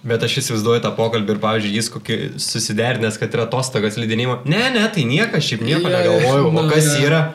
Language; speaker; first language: Lithuanian; native; Lithuanian